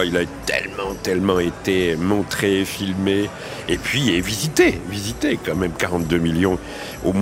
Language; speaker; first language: French; native; French